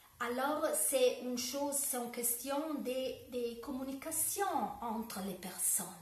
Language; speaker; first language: French; non-native, learner; Italian